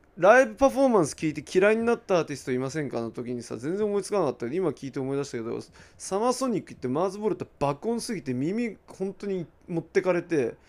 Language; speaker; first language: Japanese; native; Japanese